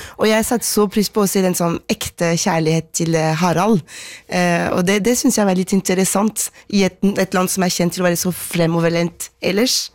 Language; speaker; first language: Norwegian; non-native, fluent; French